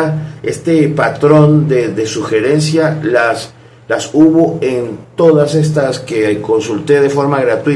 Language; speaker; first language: Spanish; native; Spanish